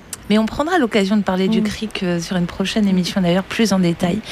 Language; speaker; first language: French; native; French